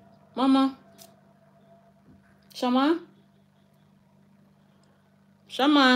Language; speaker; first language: Turkish; non-native, learner; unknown